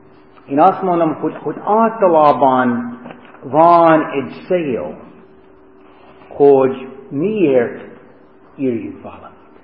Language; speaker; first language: Hungarian; non-native, fluent; English